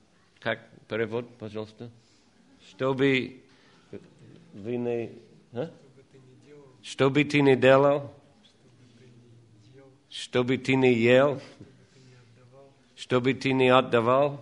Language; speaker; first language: Russian; non-native, fluent; English